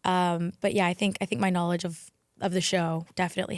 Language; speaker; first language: English; native; English